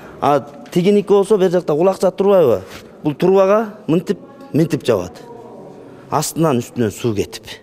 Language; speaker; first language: Kyrgyz; native; Kyrgyz